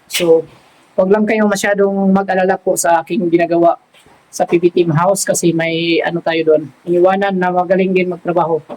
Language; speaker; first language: Filipino; non-native, local second language; Cebuano